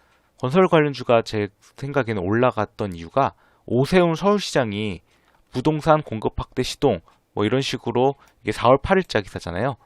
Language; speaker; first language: Korean; native; Korean